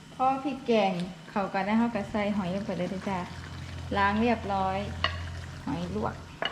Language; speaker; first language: Thai; native; Thai